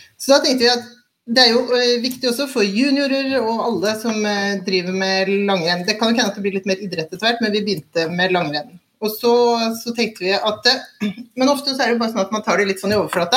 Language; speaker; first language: Norwegian; native; Norwegian